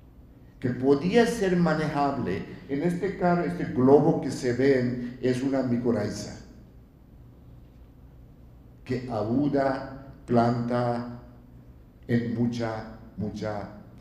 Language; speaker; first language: Spanish; non-native, fluent; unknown